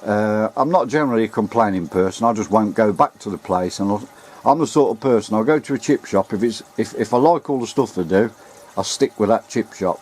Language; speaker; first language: English; native; English